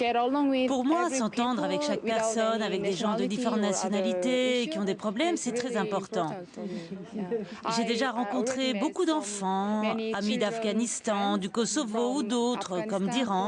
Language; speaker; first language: French; non-native, fluent; Korean